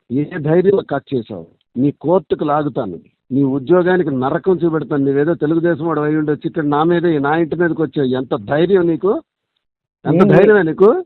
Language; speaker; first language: Telugu; native; Telugu